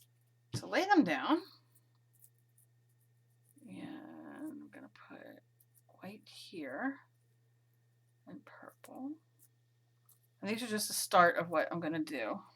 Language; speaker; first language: English; native; English